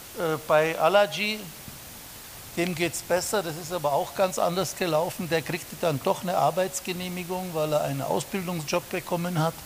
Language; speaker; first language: German; native; German